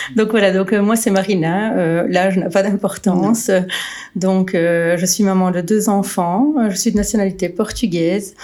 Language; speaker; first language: French; early bilingual, other home language; Portuguese